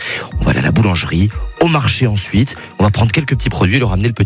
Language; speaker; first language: French; native; French